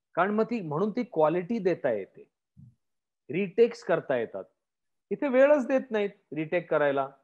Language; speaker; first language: Marathi; native; Marathi